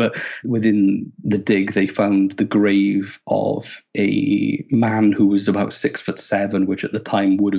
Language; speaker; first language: English; native; English